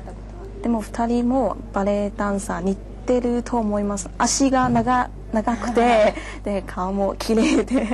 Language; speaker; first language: Japanese; non-native, learner; Chinese